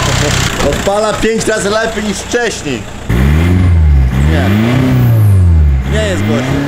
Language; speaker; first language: Polish; native; Polish